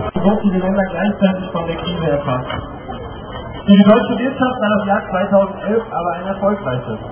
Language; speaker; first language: German; native; German